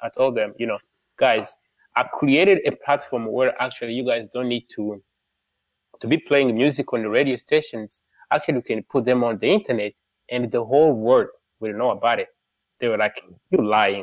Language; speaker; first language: English; non-native, local second language; Kinyarwanda